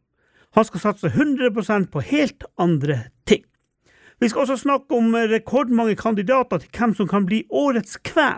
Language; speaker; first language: Norwegian; native; Norwegian